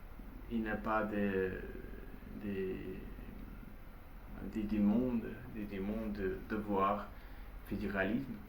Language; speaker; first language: French; non-native, learner; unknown